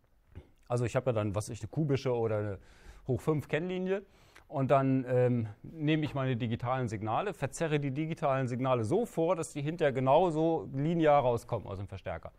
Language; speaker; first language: German; native; German